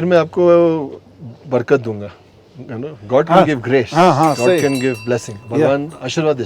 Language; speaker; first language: Hindi; native; Hindi